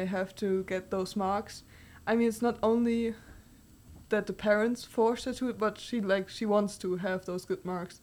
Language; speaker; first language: English; non-native, fluent; German